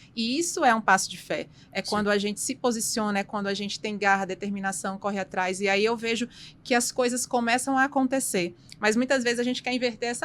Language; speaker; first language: Portuguese; native; Portuguese